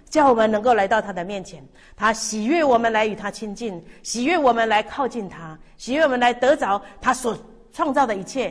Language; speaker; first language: Chinese; native; Chinese